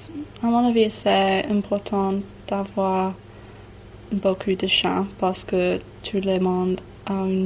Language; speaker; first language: French; non-native, learner; English